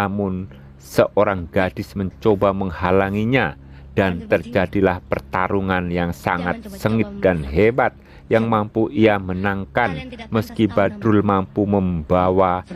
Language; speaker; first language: Indonesian; native; Indonesian